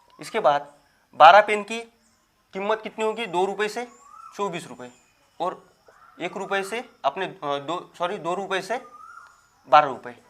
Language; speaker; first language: Hindi; non-native, local second language; Marathi